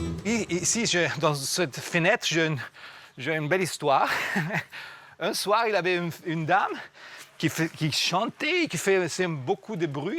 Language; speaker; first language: French; non-native, fluent; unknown